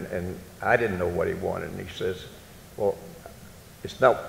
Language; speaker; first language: English; native; English